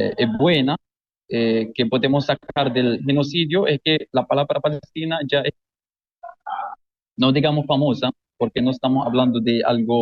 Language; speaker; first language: Spanish; non-native, fluent; Arabic